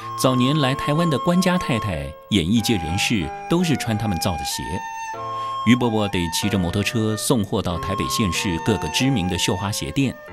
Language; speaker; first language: Chinese; native; Chinese